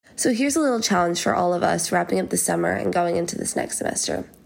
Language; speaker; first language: English; native; English